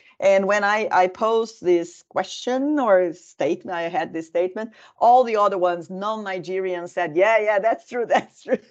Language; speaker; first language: English; non-native, fluent; Portuguese